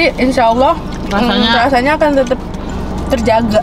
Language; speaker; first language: Indonesian; native; Indonesian